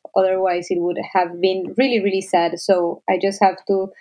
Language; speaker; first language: English; non-native, fluent; Spanish